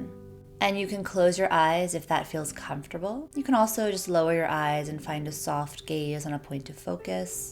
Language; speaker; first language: English; native; English